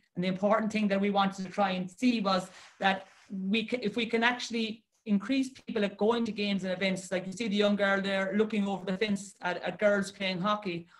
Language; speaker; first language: English; native; English